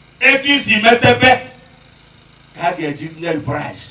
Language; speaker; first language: Igbo; native; Igbo